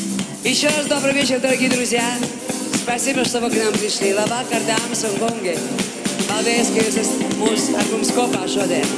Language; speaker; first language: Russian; non-native, local second language; Latvian